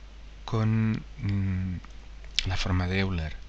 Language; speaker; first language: Spanish; native; Spanish